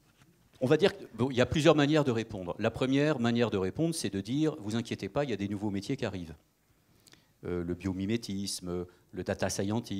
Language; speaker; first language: French; native; French